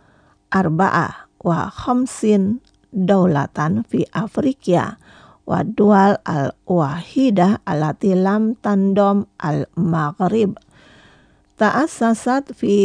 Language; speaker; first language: Arabic; non-native, fluent; Indonesian